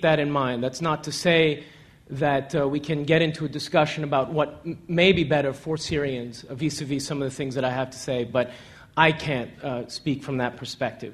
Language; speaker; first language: English; native; English